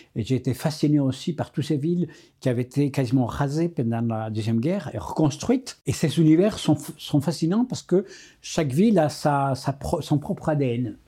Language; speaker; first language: French; non-native, fluent; Spanish